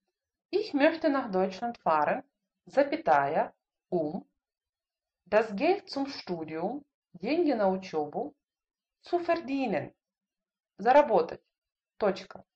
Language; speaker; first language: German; non-native, fluent; Russian